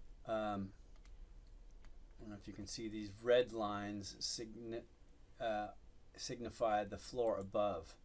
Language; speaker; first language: English; native; English